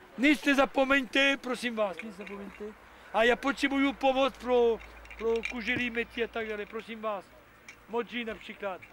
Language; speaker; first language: Czech; non-native, fluent; French